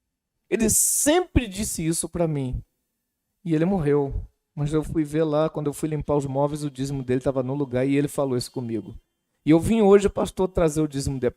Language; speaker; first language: Portuguese; native; Portuguese